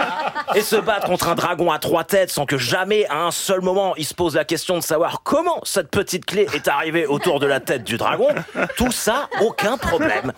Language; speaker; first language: French; native; French